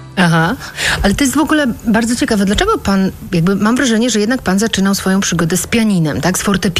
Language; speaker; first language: Polish; native; Polish